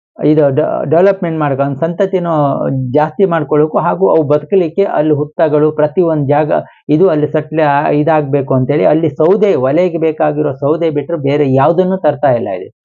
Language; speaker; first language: Kannada; non-native, local second language; Tulu